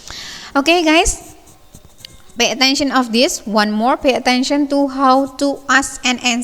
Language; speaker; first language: English; non-native, fluent; Indonesian